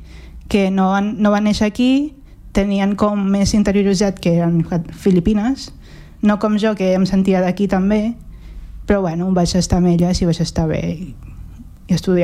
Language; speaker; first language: Catalan; native; Catalan